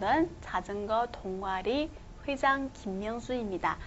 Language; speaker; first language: Korean; non-native, fluent; Chinese